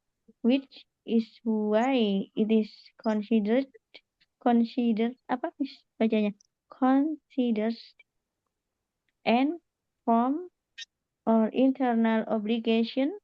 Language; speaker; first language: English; non-native, learner; Indonesian